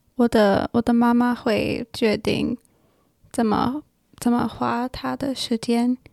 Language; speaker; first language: Chinese; non-native, learner; English